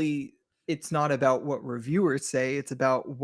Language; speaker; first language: English; native; English